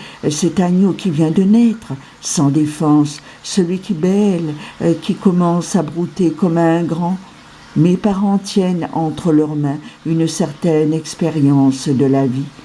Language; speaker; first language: French; native; French